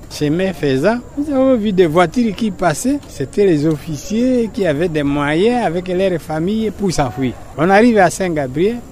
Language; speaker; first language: French; non-native, local second language; Swahili